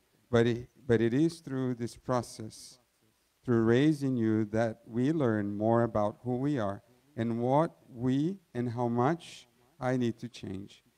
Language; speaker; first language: English; non-native, fluent; Portuguese